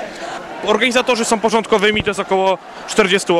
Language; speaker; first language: Polish; native; Polish